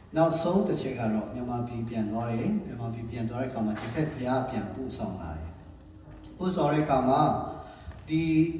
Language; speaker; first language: Burmese; non-native, local second language; Tedim Chin